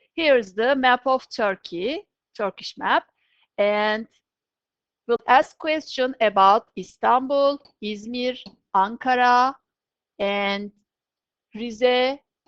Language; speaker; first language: English; non-native, fluent; Turkish